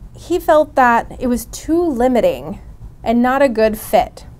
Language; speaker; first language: English; native; English